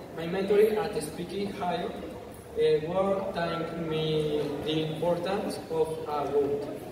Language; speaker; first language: English; non-native, learner; Spanish